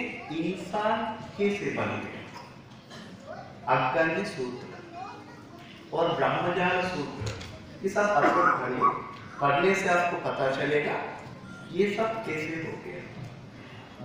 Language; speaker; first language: Hindi; non-native, learner; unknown